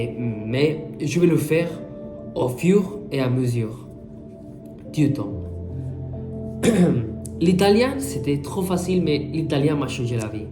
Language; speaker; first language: French; non-native, fluent; Spanish